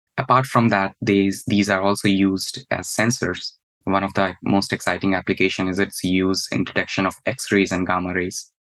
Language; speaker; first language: English; non-native, local second language; Hindi